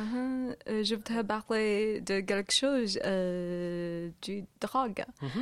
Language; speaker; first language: French; non-native, fluent; Chinese